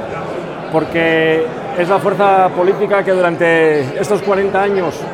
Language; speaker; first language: Spanish; native; Spanish